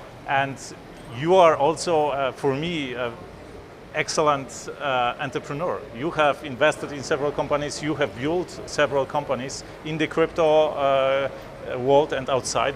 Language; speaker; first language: English; non-native, fluent; Polish